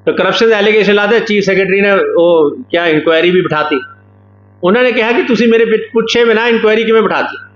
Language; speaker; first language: Hindi; non-native, local second language; Punjabi